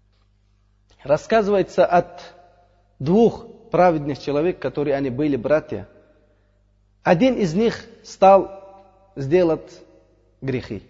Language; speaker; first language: Russian; non-native, fluent; Uzbek